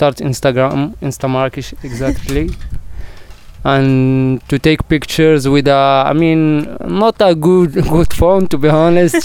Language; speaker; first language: English; non-native, learner; Arabic